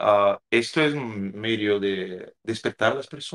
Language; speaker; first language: Spanish; non-native, fluent; Portuguese